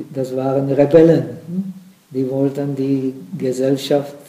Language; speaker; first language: German; non-native, fluent; Czech